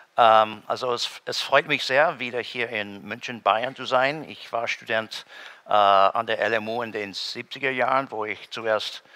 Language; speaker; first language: German; non-native, fluent; English